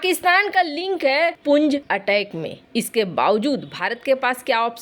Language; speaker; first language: Hindi; native; Hindi